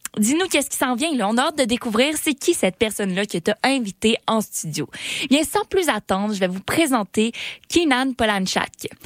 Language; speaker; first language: French; native; French